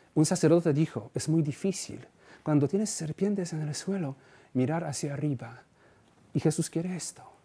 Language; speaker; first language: Spanish; non-native, fluent; Polish